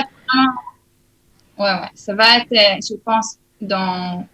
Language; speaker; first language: French; early bilingual, heritage; Hebrew